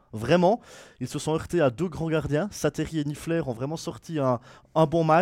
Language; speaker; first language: French; native; French